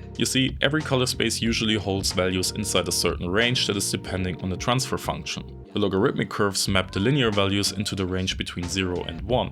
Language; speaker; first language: English; non-native, fluent; German